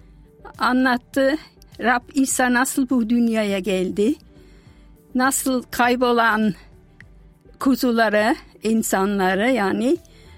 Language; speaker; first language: Turkish; non-native, fluent; German